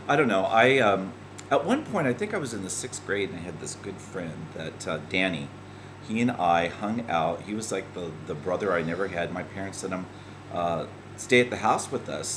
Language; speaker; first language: English; native; English